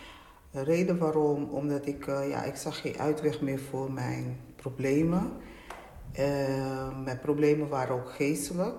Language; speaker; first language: Dutch; native; Dutch